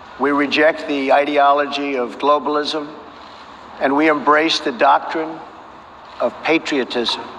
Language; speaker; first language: English; native; English